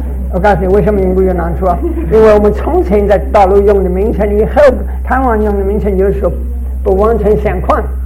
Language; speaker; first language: Chinese; early bilingual, heritage; Chinese